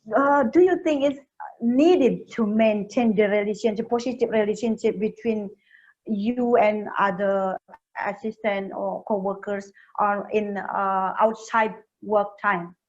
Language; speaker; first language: English; non-native, learner; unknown